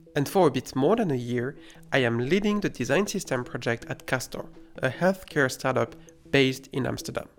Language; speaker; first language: English; non-native, fluent; French